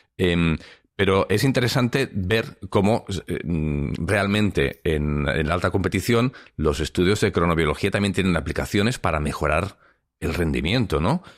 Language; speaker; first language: Spanish; non-native, local second language; Catalan